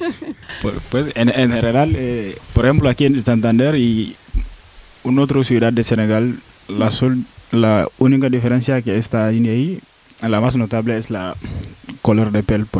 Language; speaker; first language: Spanish; non-native, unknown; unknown